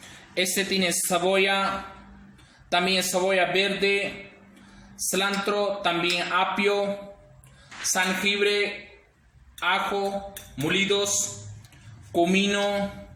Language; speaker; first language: Spanish; non-native, learner; Urdu